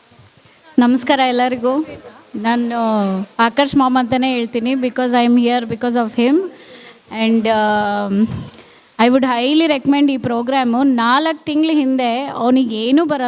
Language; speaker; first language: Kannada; non-native, local second language; Telugu